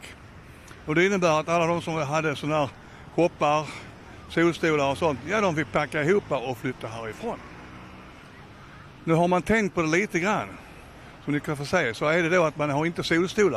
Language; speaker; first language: Swedish; native; Swedish